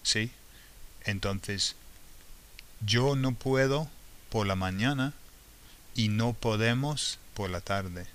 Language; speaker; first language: Spanish; non-native, fluent; English